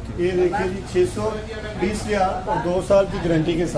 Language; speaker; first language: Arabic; non-native, learner; Urdu